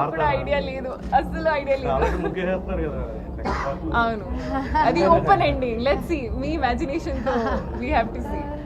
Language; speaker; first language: Telugu; non-native, learner; Hindi